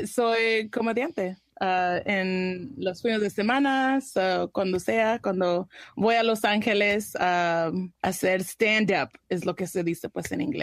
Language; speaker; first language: Spanish; early bilingual, heritage; Spanish